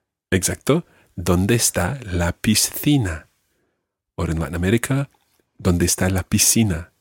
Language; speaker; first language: Spanish; non-native, fluent; English